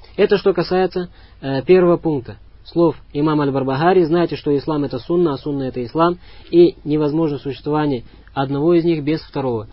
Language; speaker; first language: Russian; non-native, local second language; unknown